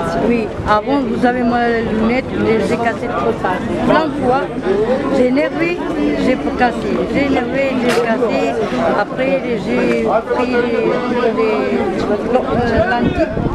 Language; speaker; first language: French; non-native, learner; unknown